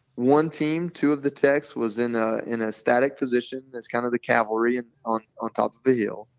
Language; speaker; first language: English; native; English